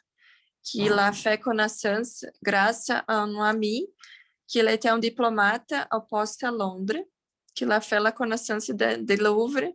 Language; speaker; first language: French; non-native, learner; Portuguese